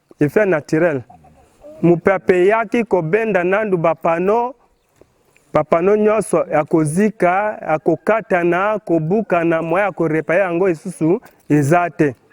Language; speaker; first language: Lingala; non-native, local second language; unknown